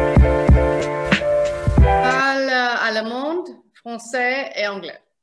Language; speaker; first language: French; non-native, fluent; German